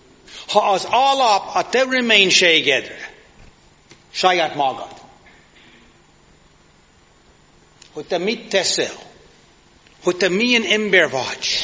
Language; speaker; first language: Hungarian; non-native, fluent; English